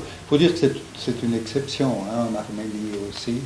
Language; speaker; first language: French; native; French